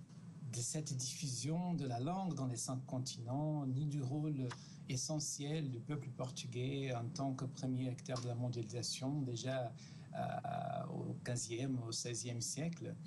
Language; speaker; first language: French; non-native, fluent; Portuguese